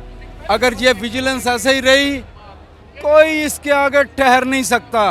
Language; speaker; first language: Urdu; non-native, local second language; Punjabi